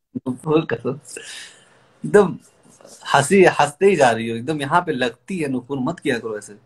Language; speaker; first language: Hindi; native; Hindi